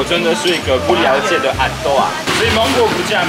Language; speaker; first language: Chinese; non-native, fluent; French